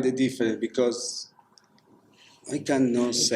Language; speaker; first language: English; non-native, learner; Spanish